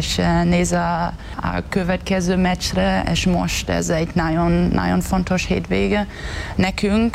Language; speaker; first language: Hungarian; non-native, learner; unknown